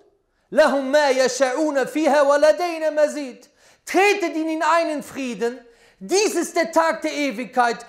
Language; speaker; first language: German; native; German